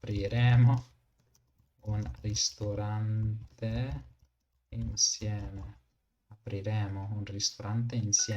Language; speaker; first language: Italian; non-native, learner; English